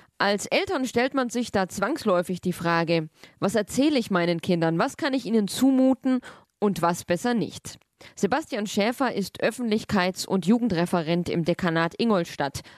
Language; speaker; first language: German; native; German